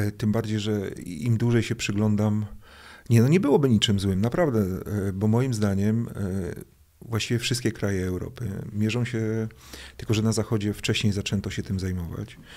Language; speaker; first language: Polish; native; Polish